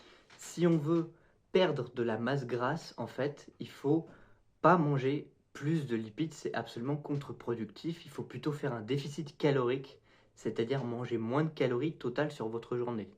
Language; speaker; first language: French; native; French